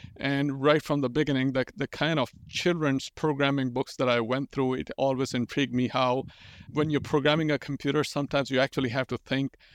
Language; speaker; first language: English; non-native, local second language; Urdu